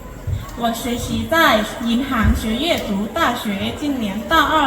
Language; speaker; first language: Chinese; non-native, learner; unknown